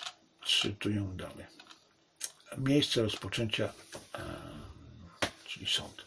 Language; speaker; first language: Polish; native; Polish